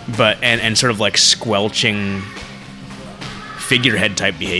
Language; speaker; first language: English; early bilingual, other home language; Vietnamese